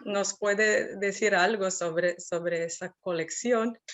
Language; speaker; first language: Spanish; non-native, fluent; Serbian